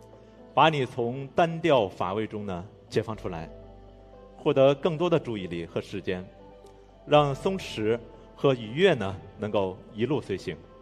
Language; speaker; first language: Chinese; native; Chinese